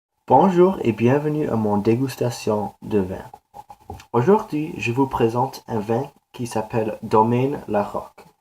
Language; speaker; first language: French; non-native, learner; English